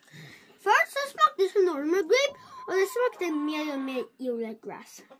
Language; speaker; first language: Swedish; early bilingual, other home language; Filipino